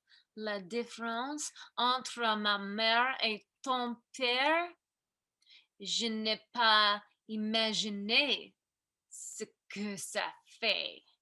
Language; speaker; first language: French; non-native, learner; English